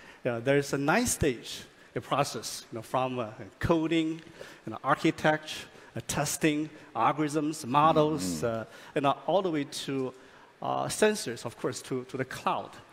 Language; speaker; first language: English; non-native, fluent; Chinese